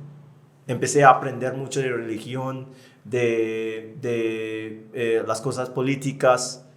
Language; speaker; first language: Spanish; non-native, fluent; English